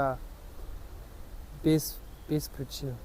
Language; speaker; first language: Russian; non-native, learner; French